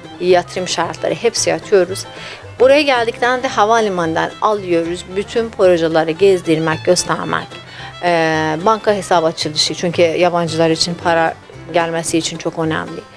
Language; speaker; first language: Turkish; non-native, fluent; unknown